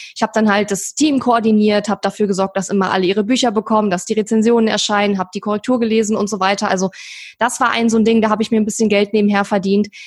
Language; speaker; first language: German; native; German